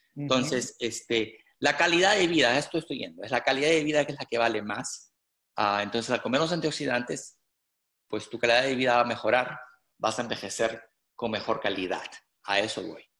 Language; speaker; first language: Spanish; native; Spanish